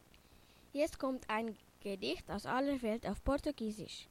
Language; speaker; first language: German; early bilingual, other home language; Portuguese